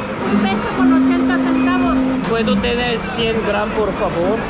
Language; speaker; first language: Spanish; non-native, learner; Korean